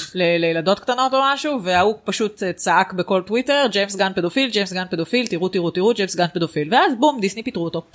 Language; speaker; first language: Hebrew; native; Hebrew